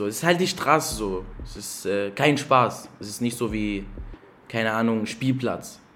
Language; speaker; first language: German; early bilingual, other home language; Arabic